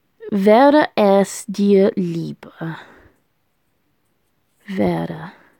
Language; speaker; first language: German; non-native, learner; English